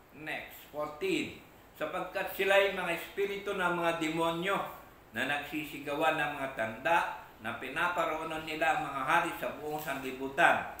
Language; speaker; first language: Filipino; non-native, local second language; Iloko